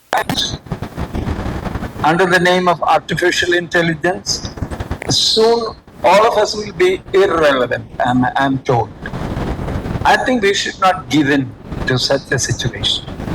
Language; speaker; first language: English; non-native, local second language; Malayalam